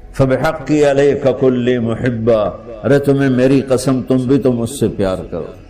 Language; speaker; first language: Urdu; non-native, local second language; Punjabi